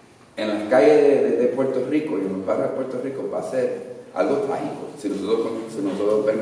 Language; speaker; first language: Spanish; early bilingual, other home language; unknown